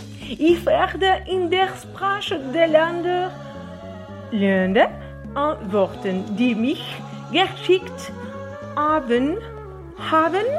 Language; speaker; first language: German; non-native, learner; Portuguese